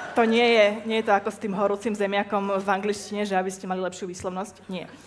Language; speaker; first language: Slovak; native; Slovak